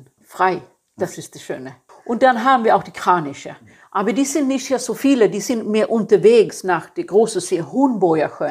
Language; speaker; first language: German; non-native, fluent; Swedish